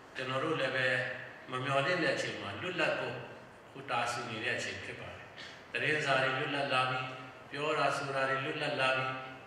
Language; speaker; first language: Burmese; non-native, local second language; Tedim Chin